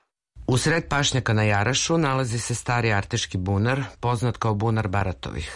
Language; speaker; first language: Serbian; native; Serbian